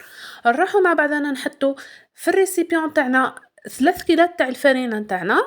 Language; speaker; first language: Arabic; native; Arabic